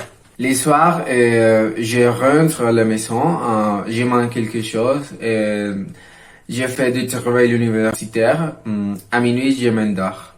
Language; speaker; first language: French; non-native, learner; Spanish